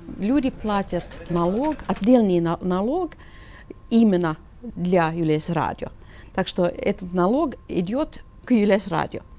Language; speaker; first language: Russian; non-native, fluent; Swedish